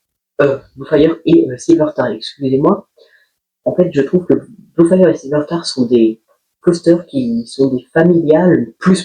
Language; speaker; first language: French; native; French